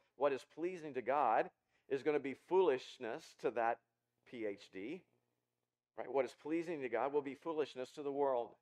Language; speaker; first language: English; native; English